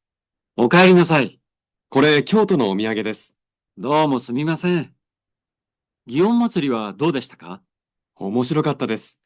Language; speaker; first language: Japanese; non-native, learner; Indonesian